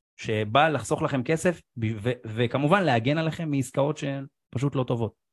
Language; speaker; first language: Hebrew; native; Hebrew